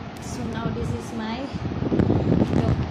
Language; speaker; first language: English; non-native, learner; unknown